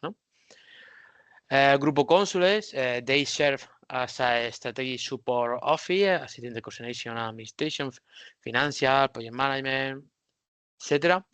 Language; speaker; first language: English; non-native, learner; Spanish